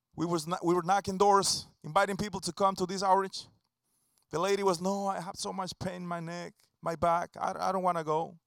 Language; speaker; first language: English; non-native, fluent; Spanish